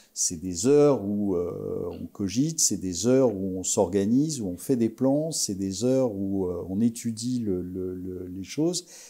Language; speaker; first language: French; native; French